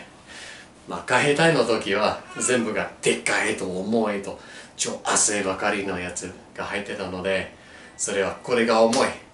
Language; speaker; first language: Japanese; non-native, learner; English